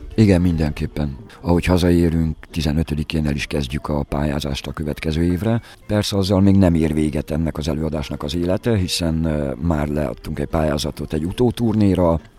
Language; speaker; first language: Hungarian; native; Hungarian